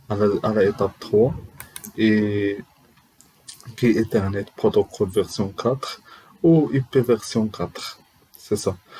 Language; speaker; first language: French; non-native, learner; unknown